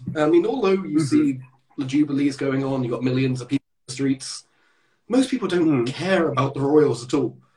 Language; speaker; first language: English; native; English